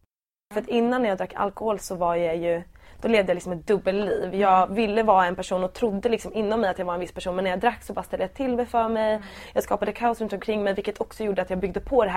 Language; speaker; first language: Swedish; native; Swedish